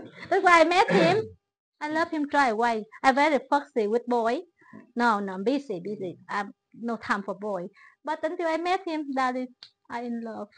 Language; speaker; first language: English; non-native, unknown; Vietnamese